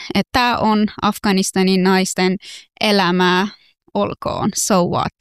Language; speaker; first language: Finnish; non-native, fluent; Persian